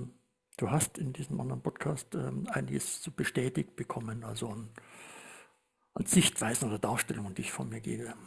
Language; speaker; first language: German; native; German